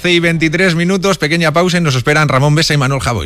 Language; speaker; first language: Spanish; native; Spanish